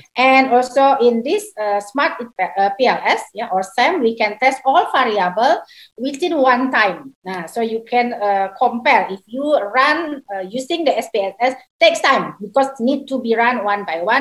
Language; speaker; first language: English; non-native, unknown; Indonesian